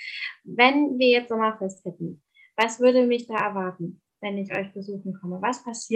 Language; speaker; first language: German; native; German